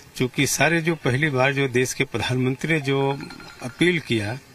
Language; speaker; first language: Hindi; native; Hindi